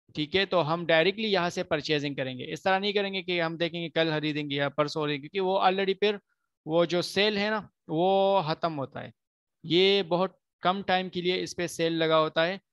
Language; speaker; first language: Urdu; non-native, local second language; Punjabi